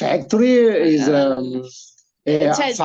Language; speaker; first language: English; non-native, learner; Italian